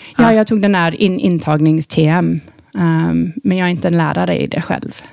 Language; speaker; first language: Swedish; early bilingual, heritage; Swedish